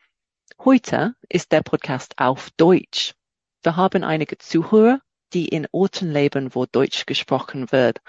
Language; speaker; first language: German; non-native, fluent; English